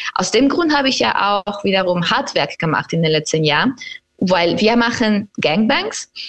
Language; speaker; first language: German; non-native, fluent; Spanish